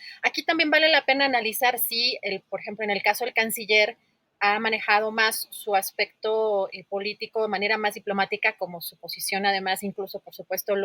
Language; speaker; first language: Spanish; native; Spanish